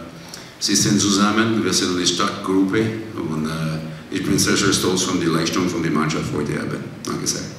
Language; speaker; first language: German; non-native, learner; English